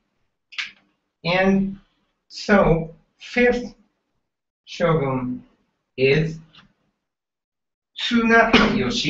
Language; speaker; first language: English; non-native, learner; Japanese